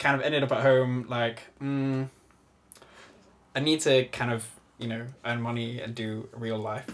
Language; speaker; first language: English; native; English